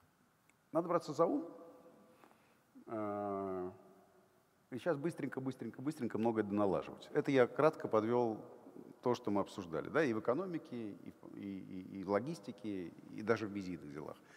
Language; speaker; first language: Russian; native; Russian